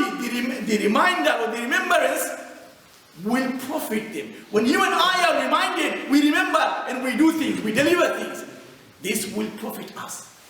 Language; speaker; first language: English; non-native, fluent; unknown